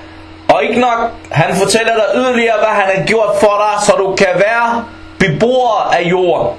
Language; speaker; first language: Danish; non-native, fluent; Arabic